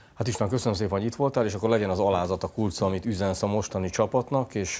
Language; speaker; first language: Hungarian; native; Hungarian